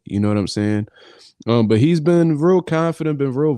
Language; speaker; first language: English; native; English